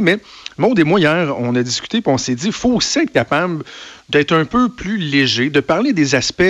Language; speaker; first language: French; native; French